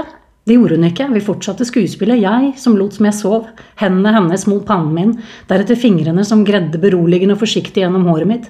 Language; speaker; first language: Norwegian; native; Norwegian